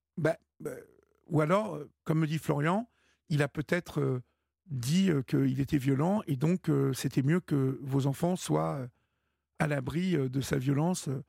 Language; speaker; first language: French; native; French